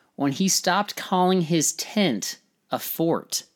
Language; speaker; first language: English; native; English